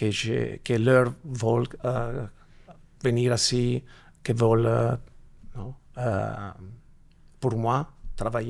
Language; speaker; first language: French; non-native, learner; Italian